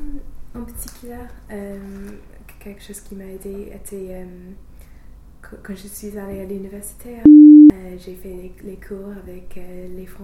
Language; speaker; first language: French; non-native, learner; English